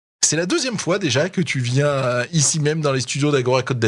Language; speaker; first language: French; native; French